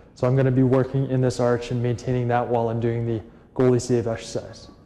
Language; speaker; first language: English; native; English